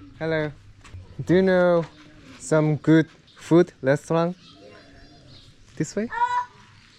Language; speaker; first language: English; non-native, learner; Korean